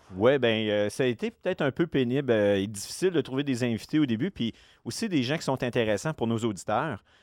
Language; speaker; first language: French; native; French